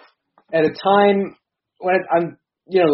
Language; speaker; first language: English; native; English